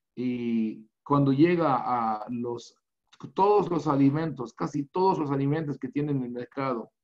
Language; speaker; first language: Spanish; non-native, fluent; Hebrew